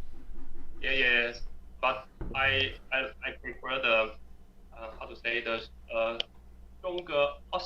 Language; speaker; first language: English; non-native, learner; Chinese